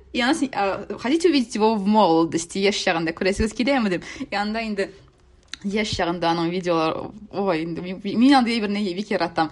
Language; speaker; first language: Tatar; native; Tatar